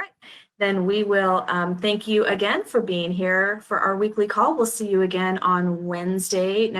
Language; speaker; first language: English; native; English